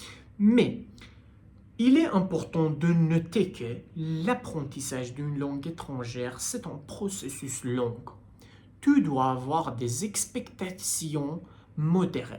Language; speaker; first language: French; non-native, learner; Persian